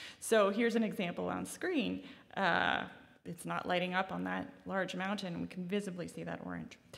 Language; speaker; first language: English; native; English